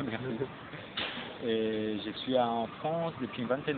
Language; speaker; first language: French; non-native, fluent; Spanish